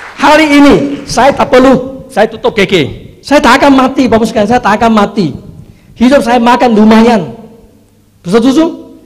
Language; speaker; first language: Indonesian; non-native, fluent; Chinese